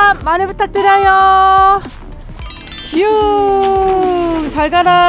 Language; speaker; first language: Korean; native; Korean